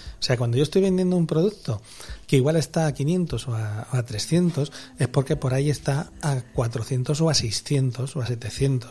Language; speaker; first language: Spanish; native; Spanish